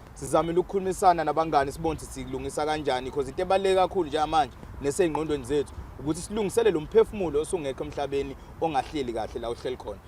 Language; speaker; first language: Zulu; native; Zulu